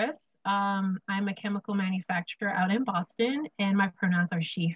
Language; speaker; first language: English; non-native, local second language; Akan